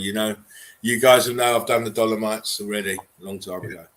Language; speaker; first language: English; native; English